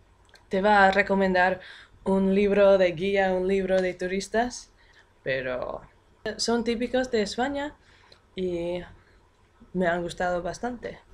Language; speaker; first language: Spanish; non-native, fluent; English